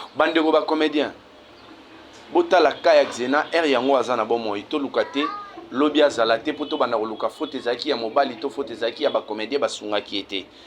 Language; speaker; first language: Lingala; native; Lingala